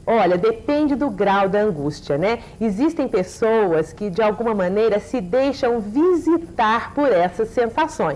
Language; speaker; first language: Portuguese; native; Portuguese